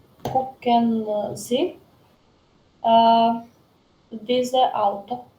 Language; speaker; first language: German; non-native, learner; Macedonian